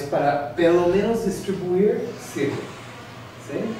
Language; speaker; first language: Portuguese; non-native, learner; English